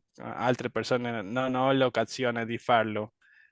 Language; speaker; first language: Italian; non-native, learner; Spanish